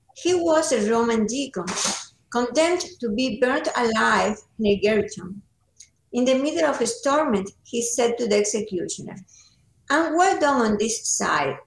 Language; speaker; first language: English; non-native, fluent; Spanish